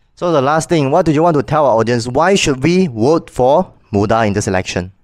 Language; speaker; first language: English; non-native, local second language; Chinese